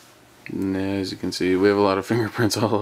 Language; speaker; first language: English; native; English